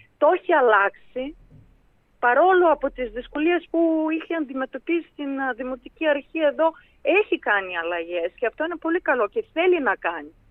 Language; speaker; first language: Greek; non-native, fluent; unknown